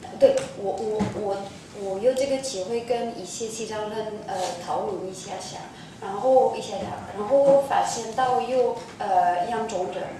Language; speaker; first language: Chinese; non-native, fluent; French